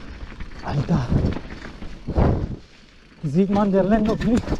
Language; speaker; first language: German; non-native, learner; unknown